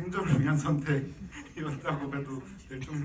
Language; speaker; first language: Korean; native; Korean